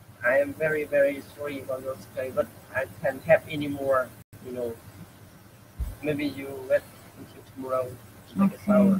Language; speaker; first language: English; non-native, learner; Vietnamese